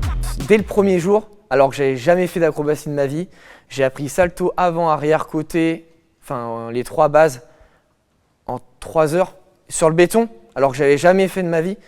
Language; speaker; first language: French; native; French